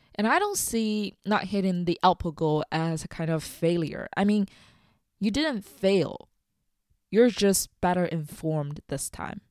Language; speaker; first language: English; non-native, fluent; Chinese